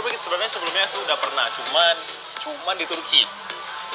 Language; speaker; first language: Indonesian; native; Indonesian